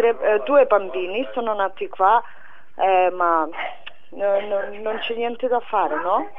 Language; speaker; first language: Italian; non-native, fluent; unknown